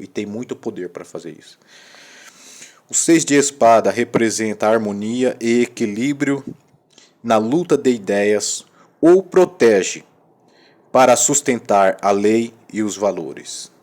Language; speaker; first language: Portuguese; native; Portuguese